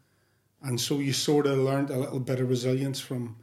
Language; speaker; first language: English; native; English